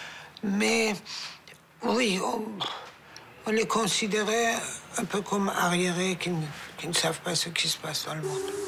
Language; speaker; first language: French; non-native, fluent; Persian